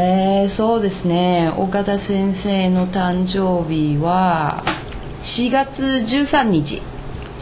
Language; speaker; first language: Japanese; non-native, learner; Chinese